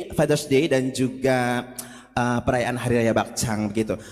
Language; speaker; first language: Indonesian; native; Indonesian